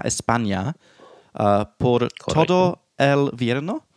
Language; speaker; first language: Spanish; non-native, learner; English